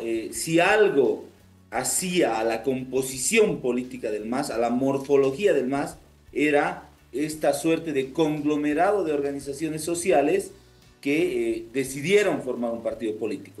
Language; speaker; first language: Spanish; native; Spanish